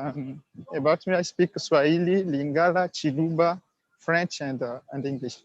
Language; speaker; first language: English; non-native, learner; Swahili